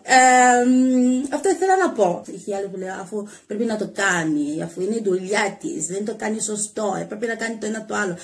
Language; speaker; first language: Greek; non-native, learner; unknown